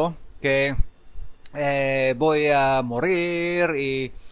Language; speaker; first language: Spanish; non-native, learner; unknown